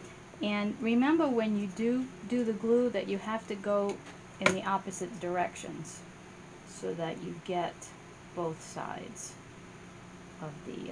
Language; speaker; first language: English; native; English